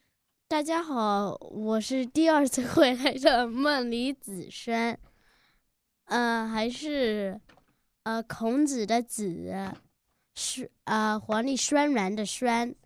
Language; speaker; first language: Chinese; early bilingual, heritage; Chinese